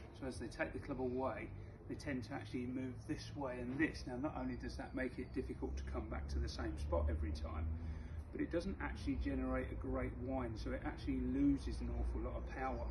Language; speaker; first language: English; native; English